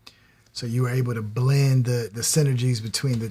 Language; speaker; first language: English; native; English